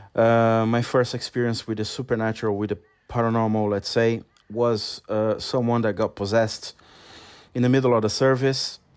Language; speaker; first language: English; non-native, fluent; Portuguese